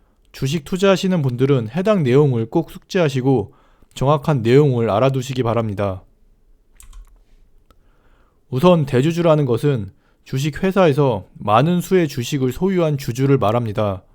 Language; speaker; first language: Korean; native; Korean